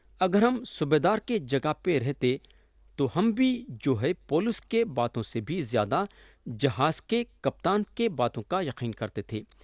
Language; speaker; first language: Urdu; native; Urdu